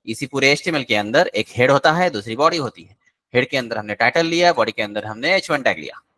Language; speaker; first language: Hindi; non-native, local second language; Marathi